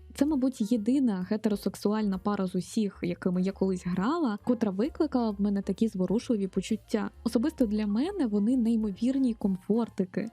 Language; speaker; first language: Ukrainian; non-native, local second language; Russian